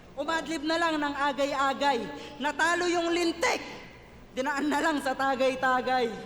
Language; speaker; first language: Filipino; native; Filipino